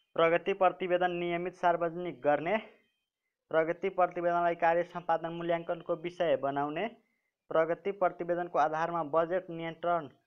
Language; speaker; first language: Nepali; non-native, local second language; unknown